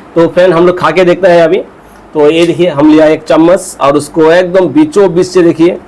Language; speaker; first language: Hindi; non-native, local second language; Assamese